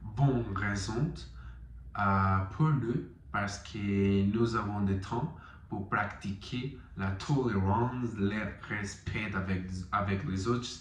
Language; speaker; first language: French; non-native, learner; Spanish